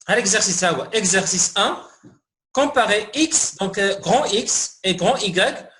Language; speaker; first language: French; non-native, local second language; Arabic